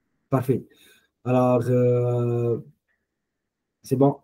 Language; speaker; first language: French; non-native, fluent; Punjabi